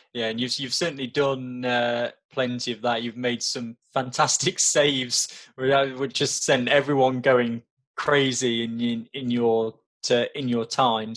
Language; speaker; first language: English; native; English